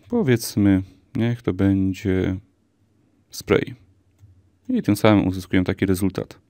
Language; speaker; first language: Polish; native; Polish